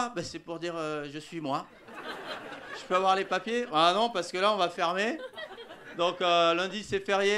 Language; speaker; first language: French; native; French